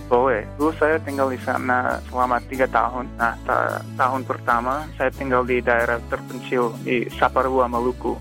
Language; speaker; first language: Indonesian; non-native, fluent; English